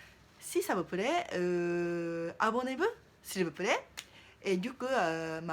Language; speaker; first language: French; non-native, learner; Japanese